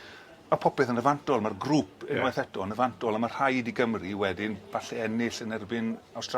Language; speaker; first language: Welsh; native; Welsh